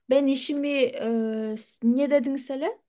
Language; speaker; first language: Turkish; non-native, fluent; Kyrgyz